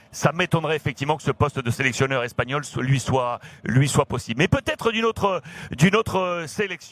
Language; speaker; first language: French; native; French